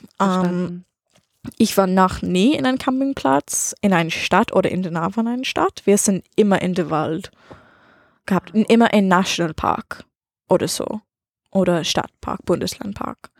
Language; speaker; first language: German; non-native, learner; English